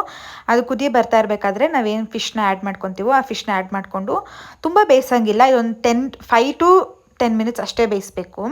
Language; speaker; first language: Kannada; native; Kannada